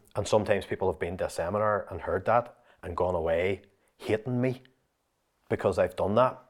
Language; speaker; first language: English; native; English